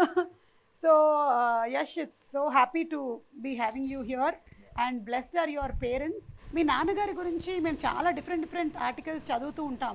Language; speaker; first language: Telugu; native; Telugu